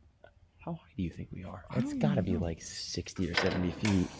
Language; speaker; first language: English; native; English